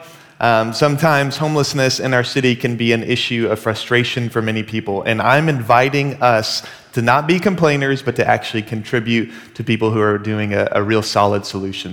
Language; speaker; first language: English; native; English